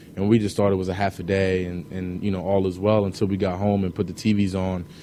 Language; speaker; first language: English; native; English